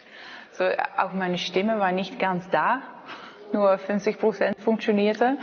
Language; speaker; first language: German; non-native, learner; Dutch